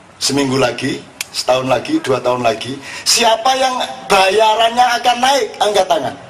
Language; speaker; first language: Indonesian; non-native, local second language; Javanese